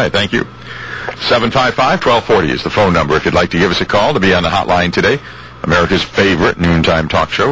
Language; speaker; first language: English; native; English